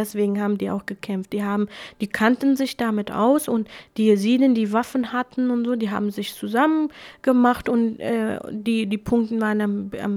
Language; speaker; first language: German; non-native, fluent; Kurdish